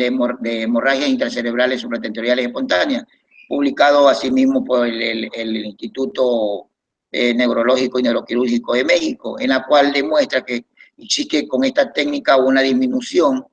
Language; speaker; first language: Spanish; native; Spanish